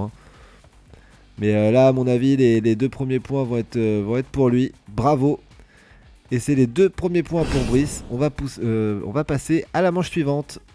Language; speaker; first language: French; native; French